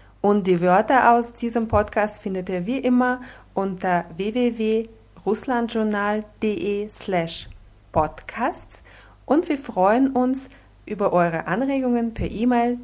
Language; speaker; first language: German; non-native, fluent; Russian